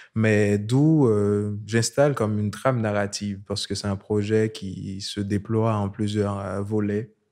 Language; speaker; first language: French; non-native, local second language; Haitian Creole